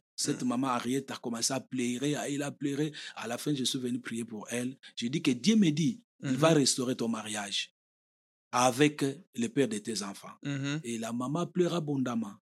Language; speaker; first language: French; non-native, local second language; Lingala